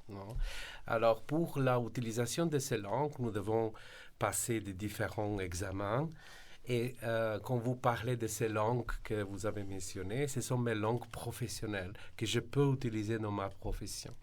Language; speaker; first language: French; non-native, fluent; Slovenian